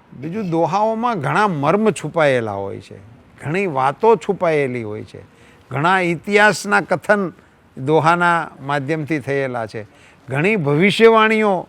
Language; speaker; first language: Gujarati; native; Gujarati